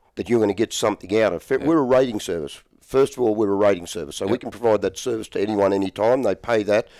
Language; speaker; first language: English; native; English